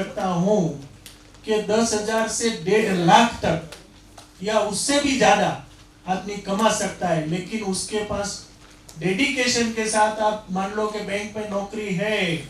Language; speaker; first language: Hindi; non-native, local second language; Gujarati